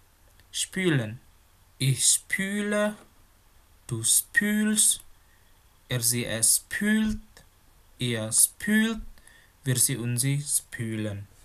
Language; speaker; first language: German; non-native, fluent; Indonesian